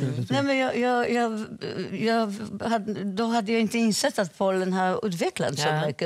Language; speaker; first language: Swedish; non-native, fluent; Polish